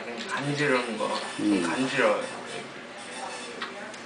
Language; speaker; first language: Korean; early bilingual, heritage; Korean